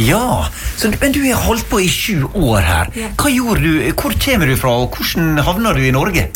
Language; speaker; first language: Norwegian; native; Norwegian